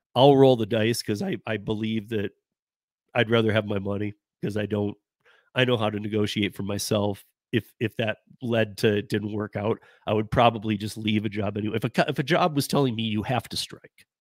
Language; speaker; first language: English; native; English